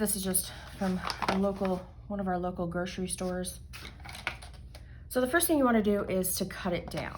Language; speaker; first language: English; native; English